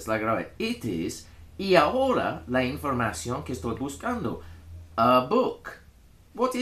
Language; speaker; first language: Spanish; non-native, fluent; English